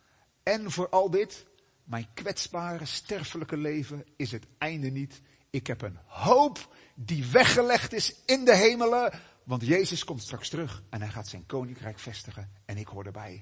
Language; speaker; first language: Dutch; native; Dutch